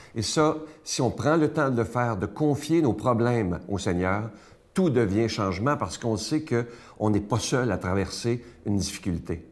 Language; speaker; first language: French; native; French